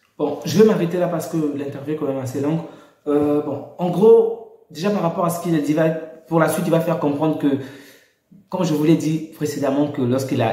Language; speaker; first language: French; native; French